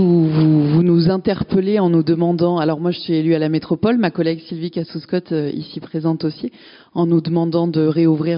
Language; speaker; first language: French; native; French